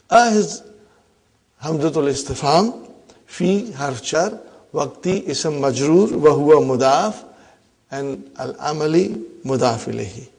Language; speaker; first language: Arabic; non-native, fluent; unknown